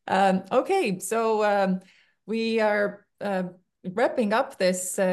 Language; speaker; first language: English; non-native, fluent; Estonian